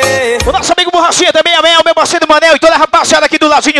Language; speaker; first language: Portuguese; native; Portuguese